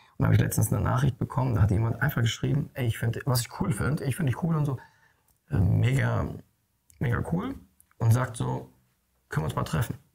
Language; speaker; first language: German; early bilingual, other home language; Polish